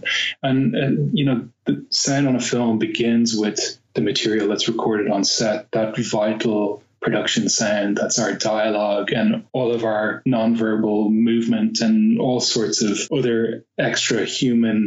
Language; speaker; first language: English; native; English